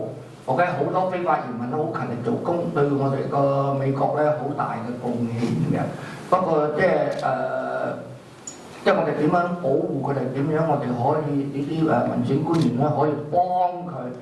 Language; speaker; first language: Cantonese; native; Cantonese